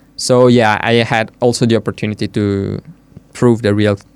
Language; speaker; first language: English; non-native, fluent; Italian